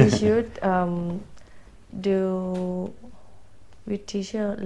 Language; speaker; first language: English; non-native, learner; Thai